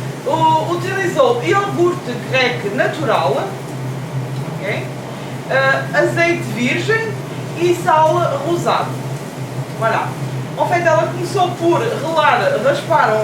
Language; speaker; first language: Portuguese; early bilingual, heritage; Portuguese